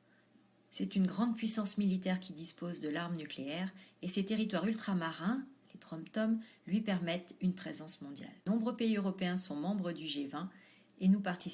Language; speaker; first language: French; native; French